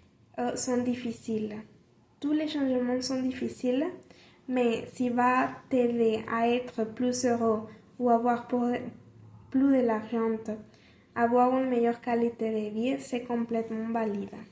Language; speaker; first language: French; non-native, learner; Spanish